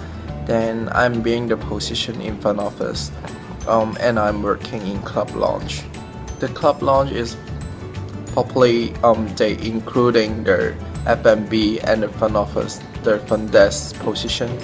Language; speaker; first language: English; non-native, learner; Chinese